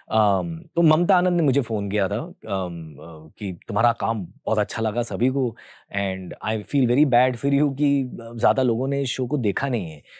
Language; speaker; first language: Hindi; early bilingual, heritage; Hindi